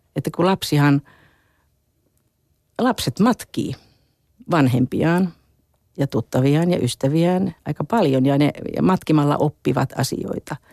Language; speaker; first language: Finnish; native; Finnish